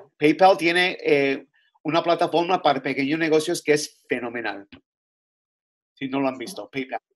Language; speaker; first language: Spanish; early bilingual, other home language; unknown